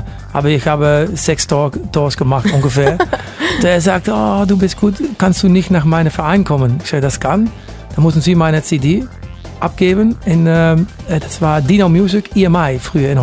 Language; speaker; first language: German; non-native, learner; Dutch